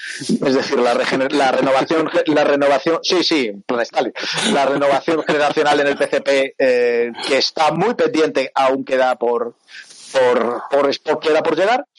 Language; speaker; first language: Spanish; early bilingual, other home language; Portuguese